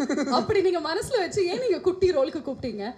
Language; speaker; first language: Tamil; native; Tamil